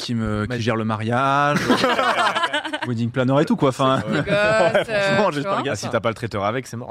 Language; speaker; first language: French; native; French